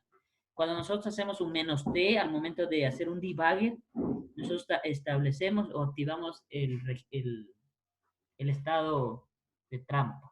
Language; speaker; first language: Spanish; native; Spanish